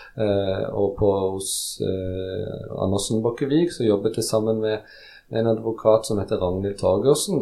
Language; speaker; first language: Norwegian; early bilingual, other home language; Polish